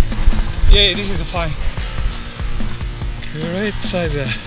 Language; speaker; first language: English; non-native, learner; Japanese